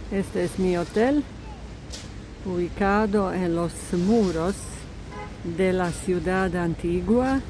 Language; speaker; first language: Spanish; non-native, fluent; Croatian